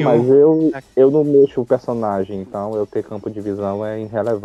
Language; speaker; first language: Portuguese; native; Portuguese